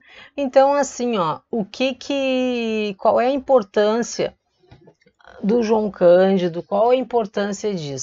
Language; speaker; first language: Portuguese; native; Portuguese